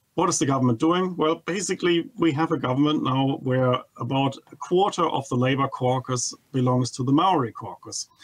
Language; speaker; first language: English; non-native, fluent; German